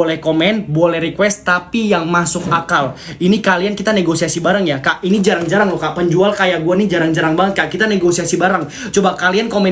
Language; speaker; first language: Indonesian; native; Indonesian